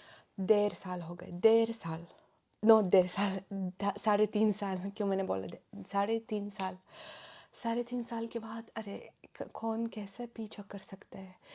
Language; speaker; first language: Hindi; non-native, fluent; Russian